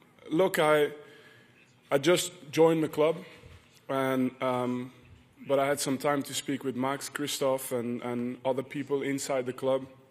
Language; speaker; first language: English; non-native, fluent; French